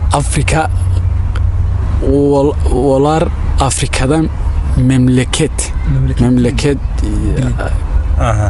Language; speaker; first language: Kazakh; non-native, learner; Somali